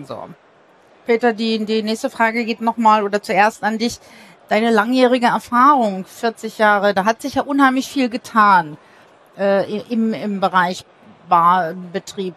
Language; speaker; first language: German; native; German